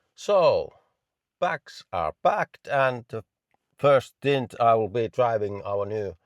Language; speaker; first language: English; non-native, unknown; Finnish